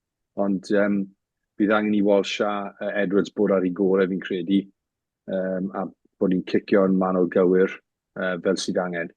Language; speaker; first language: Welsh; native; Welsh